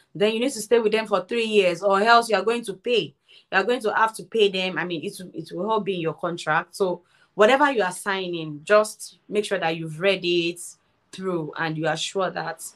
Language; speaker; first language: English; non-native, local second language; Yoruba